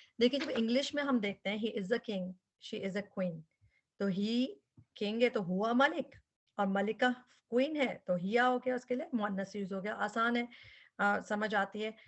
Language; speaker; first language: Urdu; native; Urdu